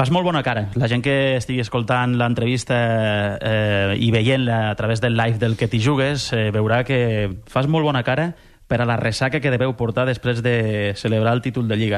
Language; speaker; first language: Catalan; native; Catalan